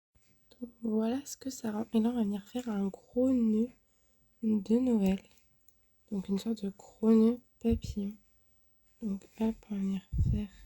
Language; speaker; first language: French; native; French